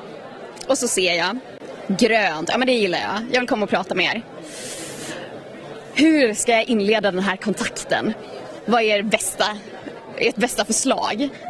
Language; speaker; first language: Swedish; native; Swedish